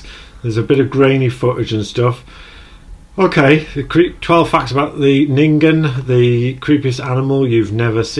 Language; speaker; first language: English; native; English